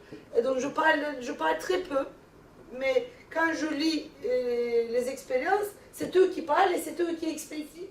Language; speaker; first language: French; non-native, fluent; Turkish